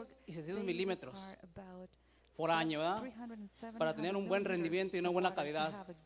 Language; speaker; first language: Spanish; native; Spanish